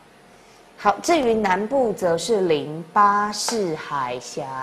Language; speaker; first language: Chinese; native; Chinese